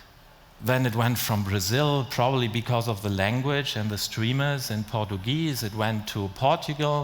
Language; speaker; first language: English; non-native, fluent; German